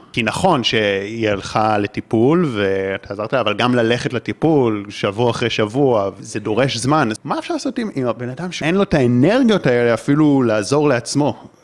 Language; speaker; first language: Hebrew; native; Hebrew